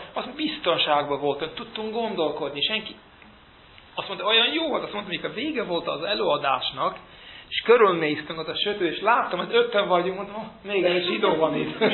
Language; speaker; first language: Hungarian; early bilingual, heritage; Hungarian